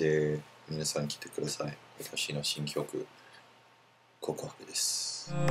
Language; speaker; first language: Japanese; non-native, learner; English